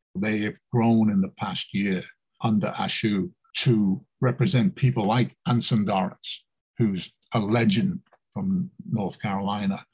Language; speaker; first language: English; native; English